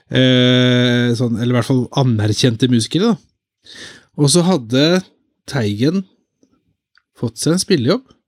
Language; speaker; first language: Norwegian; native; Norwegian